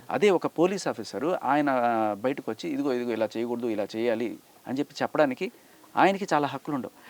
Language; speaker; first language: Telugu; native; Telugu